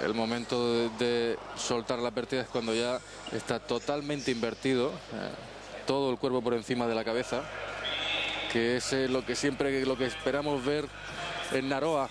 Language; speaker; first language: Spanish; native; Spanish